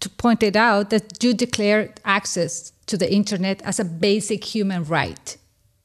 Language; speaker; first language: English; non-native, fluent; Spanish